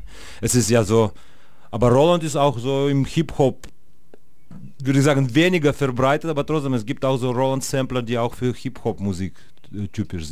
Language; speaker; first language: German; native; German